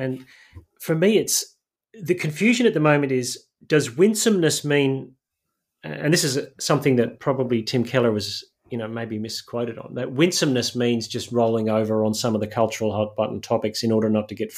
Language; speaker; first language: English; native; English